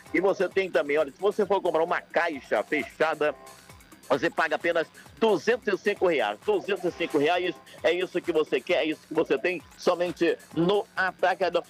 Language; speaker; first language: Portuguese; native; Portuguese